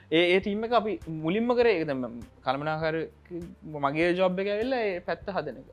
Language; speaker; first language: Sinhala; native; Sinhala